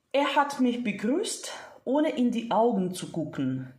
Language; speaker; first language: German; non-native, fluent; Ukrainian